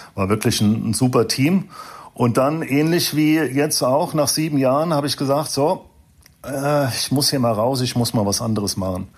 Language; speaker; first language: German; native; German